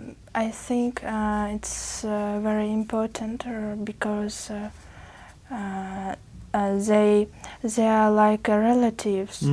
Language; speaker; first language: English; non-native, fluent; Uzbek